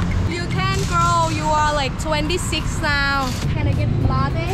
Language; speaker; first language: English; non-native, learner; Thai